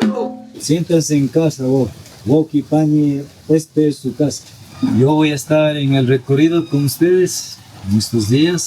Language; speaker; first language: Spanish; non-native, local second language; Quechua